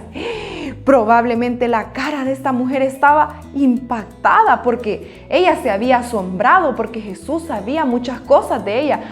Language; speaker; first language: Spanish; native; Spanish